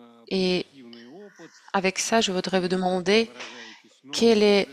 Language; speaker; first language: French; non-native, fluent; Russian